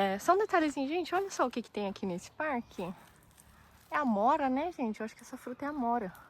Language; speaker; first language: Portuguese; early bilingual, other home language; Japanese